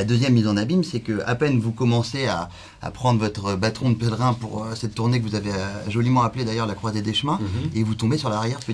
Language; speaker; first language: French; native; French